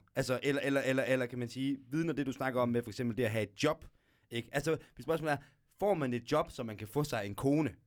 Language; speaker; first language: Danish; native; Danish